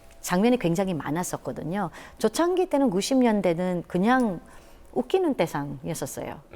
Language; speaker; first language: Korean; non-native, fluent; Filipino